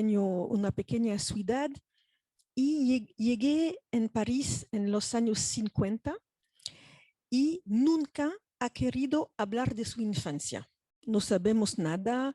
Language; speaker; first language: Spanish; non-native, fluent; French